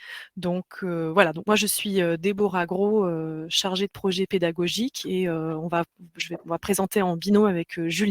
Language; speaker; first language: French; native; French